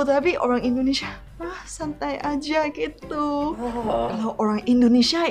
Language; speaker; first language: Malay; non-native, local second language; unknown